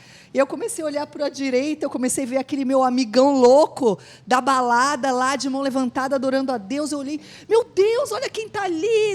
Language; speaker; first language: Portuguese; native; Portuguese